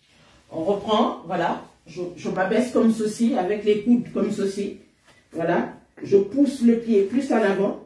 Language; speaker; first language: French; native; French